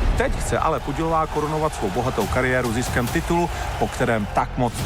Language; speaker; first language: Czech; native; Czech